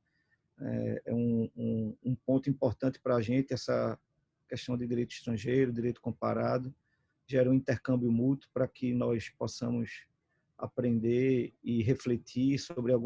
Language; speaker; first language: Portuguese; native; Portuguese